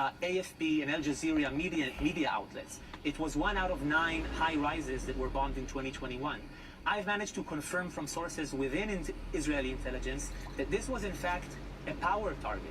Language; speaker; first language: English; non-native, fluent; Hebrew